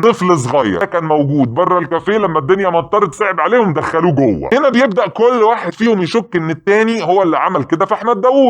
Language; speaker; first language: Arabic; native; Arabic